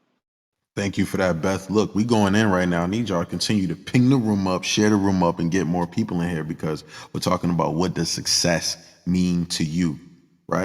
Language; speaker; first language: English; native; English